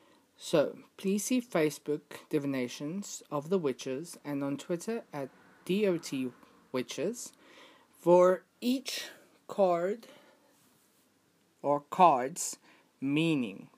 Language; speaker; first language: English; non-native, fluent; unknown